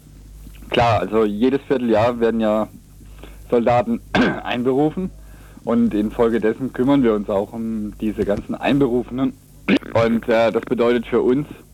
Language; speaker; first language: German; native; German